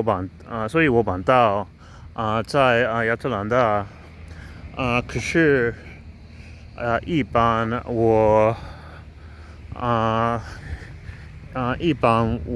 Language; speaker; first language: Chinese; non-native, learner; English